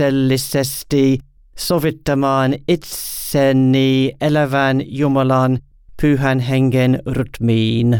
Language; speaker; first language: Finnish; non-native, learner; English